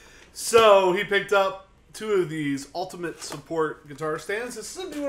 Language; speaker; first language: English; native; English